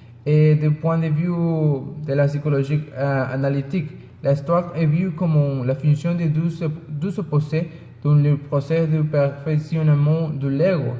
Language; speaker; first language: French; non-native, learner; Spanish